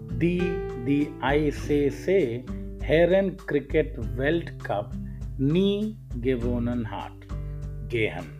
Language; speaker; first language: German; non-native, learner; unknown